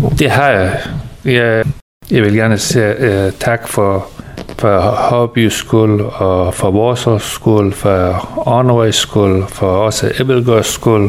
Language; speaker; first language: Danish; early bilingual, other home language; Persian